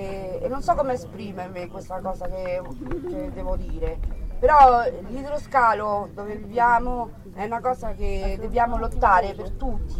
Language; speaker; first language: Italian; early bilingual, other home language; Spanish